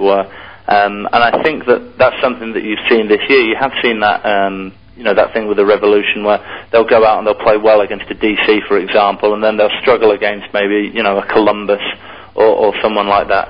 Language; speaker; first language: English; native; English